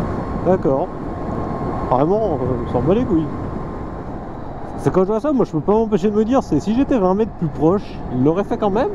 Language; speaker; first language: French; native; French